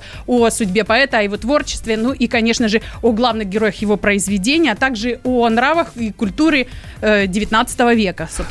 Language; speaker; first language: Russian; native; Russian